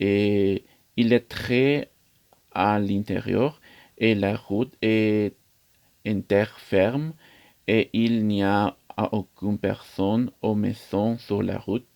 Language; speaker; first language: French; non-native, learner; Spanish